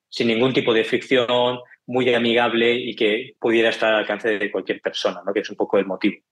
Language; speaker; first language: Spanish; native; Spanish